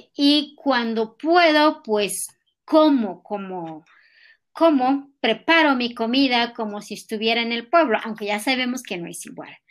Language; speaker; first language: Spanish; non-native, local second language; Nahuatl languages